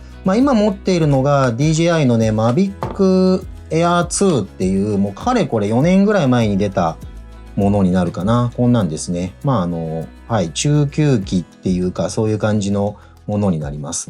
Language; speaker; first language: Japanese; native; Japanese